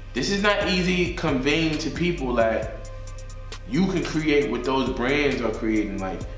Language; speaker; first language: English; native; English